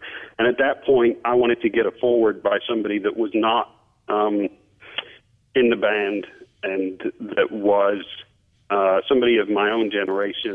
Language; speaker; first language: English; native; English